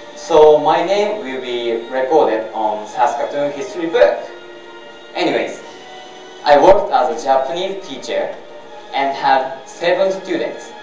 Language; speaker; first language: English; non-native, fluent; Japanese